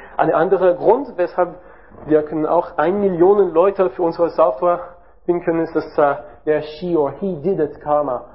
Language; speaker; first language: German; non-native, learner; French